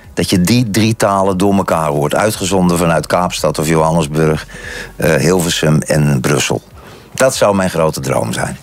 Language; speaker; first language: Dutch; native; Dutch